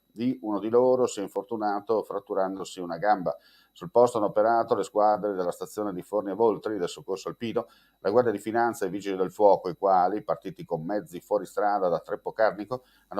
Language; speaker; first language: Italian; native; Italian